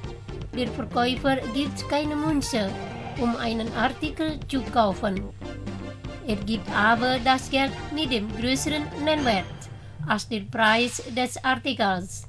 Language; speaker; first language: German; non-native, fluent; Indonesian